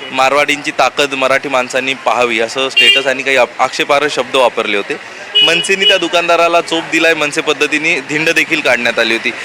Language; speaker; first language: Marathi; native; Marathi